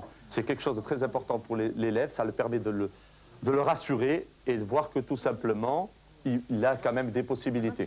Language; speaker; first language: French; native; French